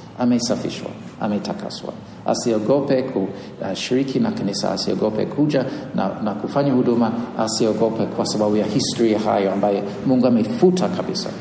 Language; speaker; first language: Swahili; non-native, fluent; English